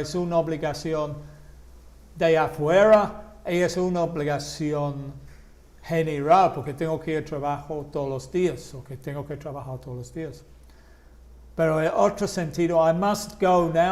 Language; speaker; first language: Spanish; non-native, fluent; English